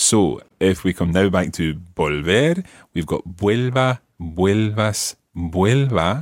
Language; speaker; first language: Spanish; non-native, fluent; English